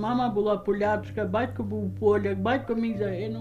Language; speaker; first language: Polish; early bilingual, heritage; Ukrainian